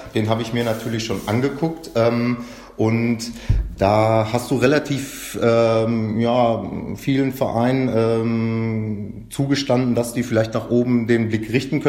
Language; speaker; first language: German; native; German